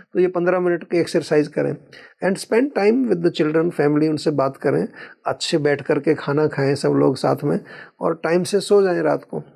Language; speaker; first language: Hindi; native; Hindi